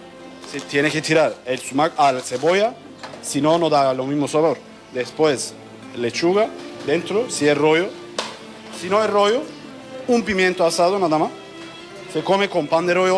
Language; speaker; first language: Spanish; non-native, learner; Turkish